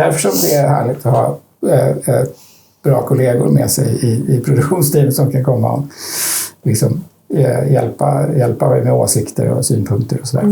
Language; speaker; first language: Swedish; native; Swedish